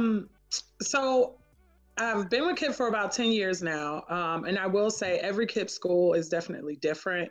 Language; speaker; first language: English; native; English